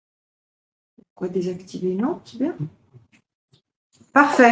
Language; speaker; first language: French; native; French